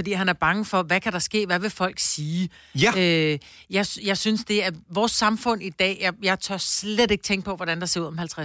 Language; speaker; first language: Danish; native; Danish